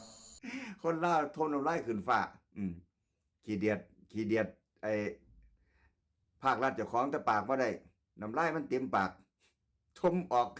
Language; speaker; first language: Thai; non-native, local second language; Lao